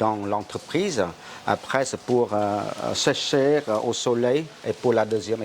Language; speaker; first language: French; non-native, fluent; Khmer